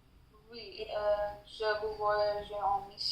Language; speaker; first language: French; non-native, learner; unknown